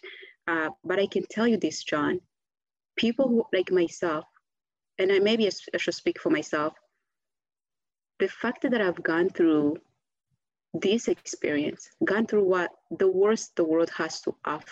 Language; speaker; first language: English; non-native, local second language; Kinyarwanda